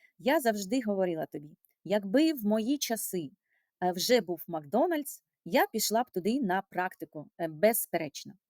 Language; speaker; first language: Ukrainian; non-native, local second language; Russian